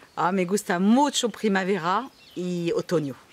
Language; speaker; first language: Spanish; non-native, learner; French